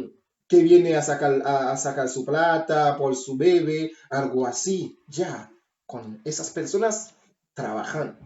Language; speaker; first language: Spanish; non-native, learner; Haitian Creole